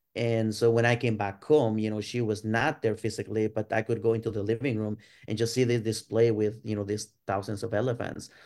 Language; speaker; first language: English; non-native, fluent; Spanish